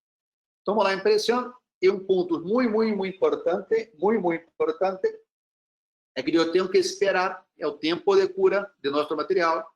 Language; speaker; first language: Spanish; non-native, learner; Portuguese